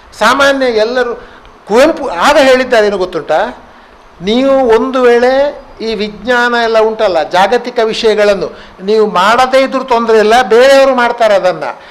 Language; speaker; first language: Kannada; native; Kannada